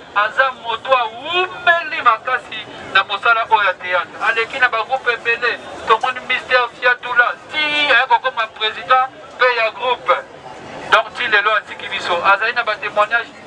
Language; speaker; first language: Lingala; native; Lingala